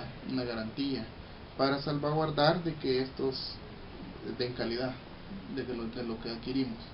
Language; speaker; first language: Spanish; native; Spanish